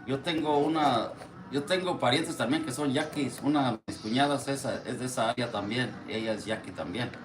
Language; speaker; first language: Spanish; early bilingual, heritage; Spanish